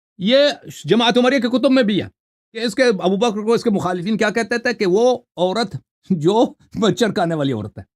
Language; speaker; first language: Urdu; non-native, fluent; Persian